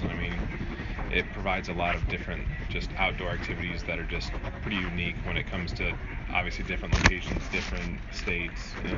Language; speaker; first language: English; native; English